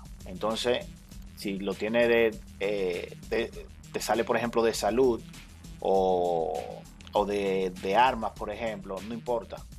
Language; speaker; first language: Spanish; native; Spanish